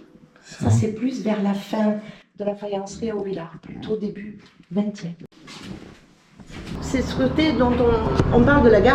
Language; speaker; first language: French; native; French